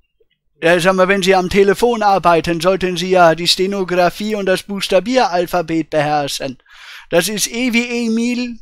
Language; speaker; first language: German; native; German